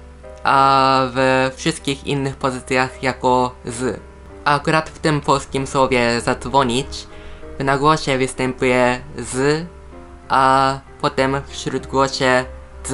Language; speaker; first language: Polish; non-native, fluent; Japanese